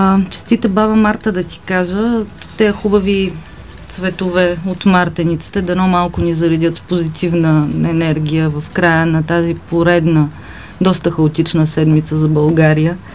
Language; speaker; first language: Bulgarian; native; Bulgarian